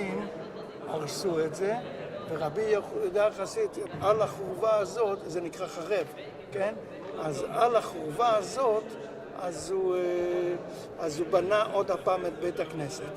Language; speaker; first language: Hebrew; non-native, local second language; Yiddish